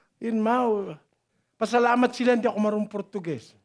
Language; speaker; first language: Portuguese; non-native, learner; Filipino